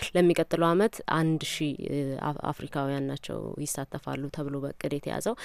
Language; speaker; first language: Amharic; non-native, local second language; Wolaytta